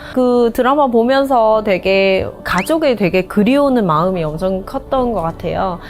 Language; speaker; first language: Korean; non-native, fluent; Vietnamese